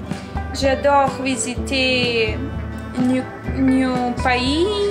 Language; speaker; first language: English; non-native, learner; Ukrainian